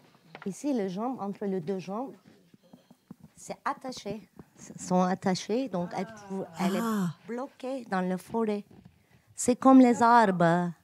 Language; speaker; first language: French; non-native, learner; Turkish